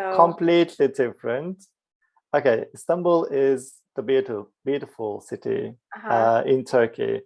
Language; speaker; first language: English; non-native, fluent; Turkish